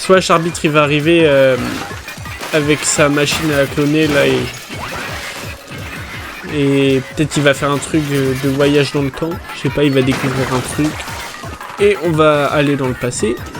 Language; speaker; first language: French; native; French